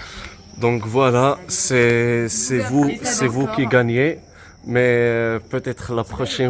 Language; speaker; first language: French; non-native, learner; Arabic